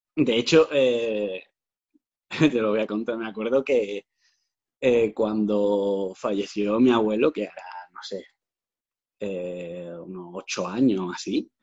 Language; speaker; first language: Spanish; native; Spanish